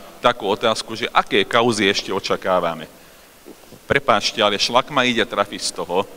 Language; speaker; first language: Slovak; non-native, local second language; Hungarian